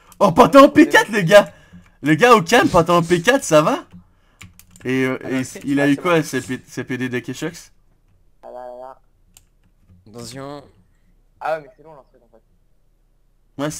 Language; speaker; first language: French; native; French